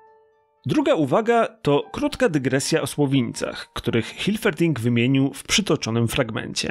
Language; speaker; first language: Polish; native; Polish